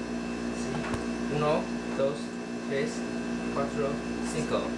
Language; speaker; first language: Spanish; non-native, learner; English